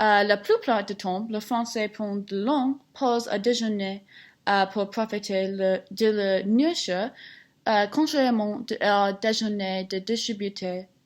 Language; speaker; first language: French; non-native, learner; English